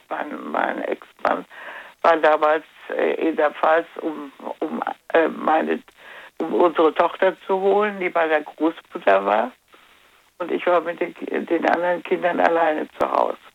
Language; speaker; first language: German; native; German